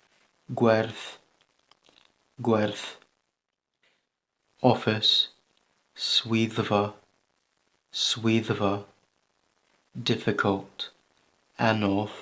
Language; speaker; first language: Welsh; non-native, learner; English